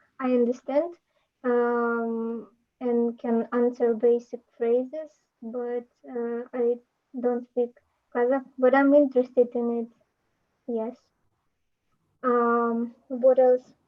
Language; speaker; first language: English; non-native, learner; Russian